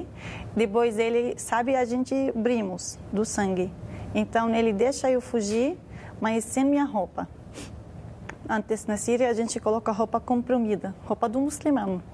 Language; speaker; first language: Portuguese; non-native, learner; Arabic